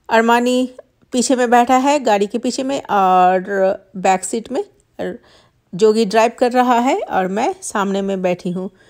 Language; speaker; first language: Hindi; non-native, local second language; Bangla